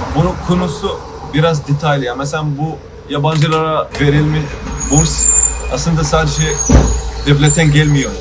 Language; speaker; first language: Turkish; non-native, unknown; Arabic